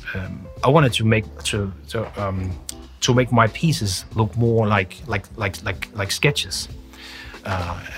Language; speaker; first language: English; non-native, fluent; Danish